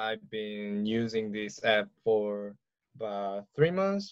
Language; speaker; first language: English; non-native, learner; Korean